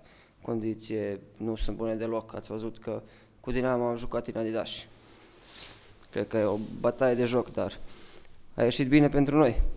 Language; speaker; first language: Romanian; non-native, fluent; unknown